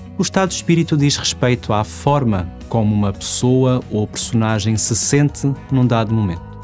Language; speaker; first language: Portuguese; native; Portuguese